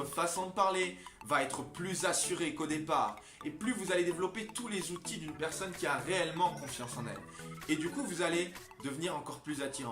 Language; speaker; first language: French; native; French